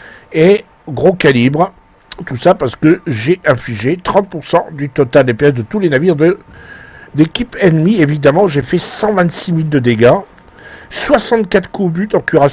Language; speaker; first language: French; native; French